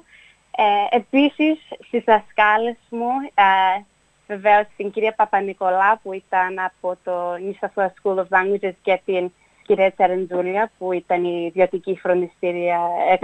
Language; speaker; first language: Greek; early bilingual, heritage; Greek